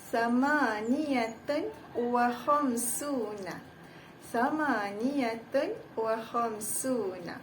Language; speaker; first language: Arabic; non-native, fluent; Malay